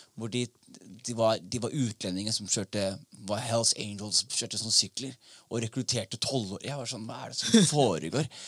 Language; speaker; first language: Norwegian; early bilingual, other home language; Somali